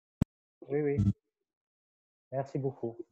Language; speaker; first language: French; non-native, local second language; Arabic